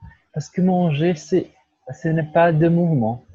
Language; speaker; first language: French; non-native, learner; Portuguese